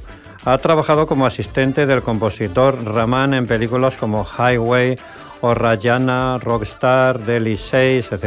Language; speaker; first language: Spanish; native; Spanish